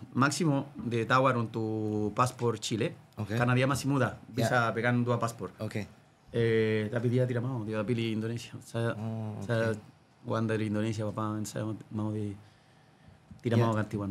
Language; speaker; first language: Indonesian; non-native, learner; Spanish